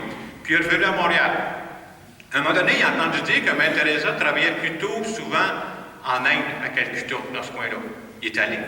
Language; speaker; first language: French; native; French